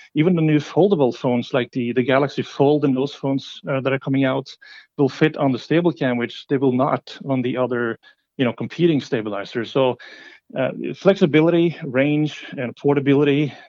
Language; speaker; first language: English; non-native, fluent; Norwegian